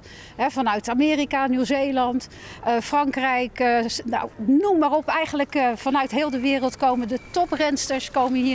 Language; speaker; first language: Dutch; native; Dutch